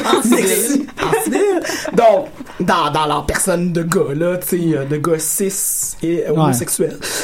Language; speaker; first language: French; native; French